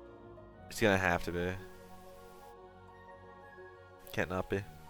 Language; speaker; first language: English; native; English